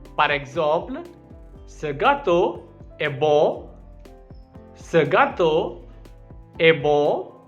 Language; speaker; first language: French; non-native, fluent; Hindi